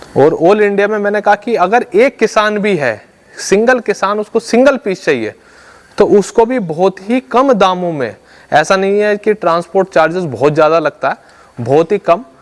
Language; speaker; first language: Hindi; native; Hindi